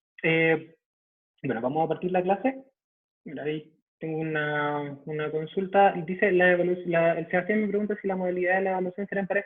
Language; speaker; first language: Spanish; native; Spanish